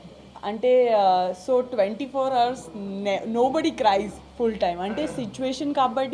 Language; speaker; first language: Telugu; non-native, learner; Gujarati